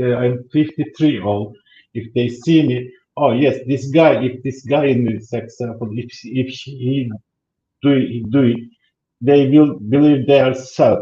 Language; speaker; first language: English; non-native, learner; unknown